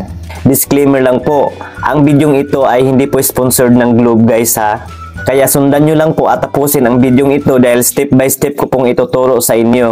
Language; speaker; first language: Filipino; native; Filipino